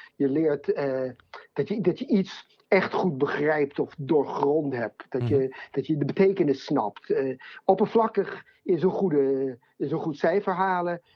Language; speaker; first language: Dutch; non-native, fluent; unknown